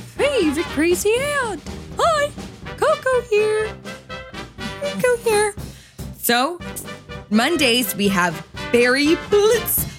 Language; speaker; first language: English; early bilingual, other home language; Polish